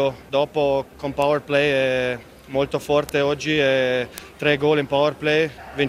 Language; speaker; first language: Italian; non-native, learner; German